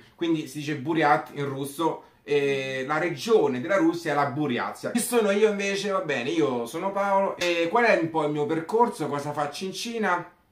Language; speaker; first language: Italian; native; Italian